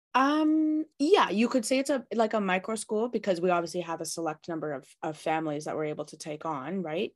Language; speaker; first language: English; native; English